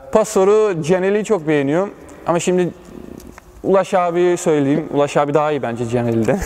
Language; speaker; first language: Turkish; early bilingual, other home language; Bosnian